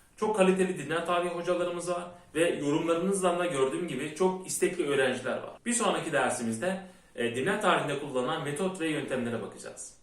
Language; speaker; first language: Turkish; early bilingual, heritage; Turkish